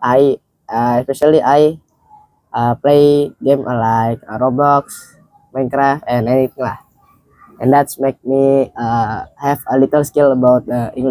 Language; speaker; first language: English; non-native, learner; Indonesian